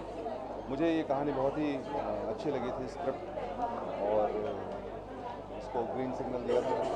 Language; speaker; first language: Hindi; native; Hindi